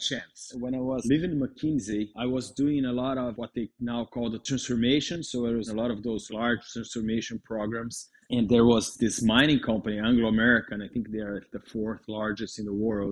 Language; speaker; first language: English; non-native, fluent; Portuguese